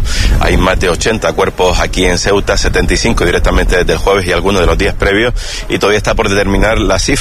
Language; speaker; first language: Spanish; native; Spanish